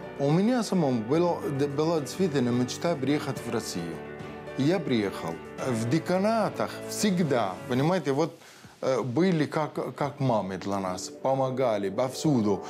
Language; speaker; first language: Russian; non-native, fluent; Arabic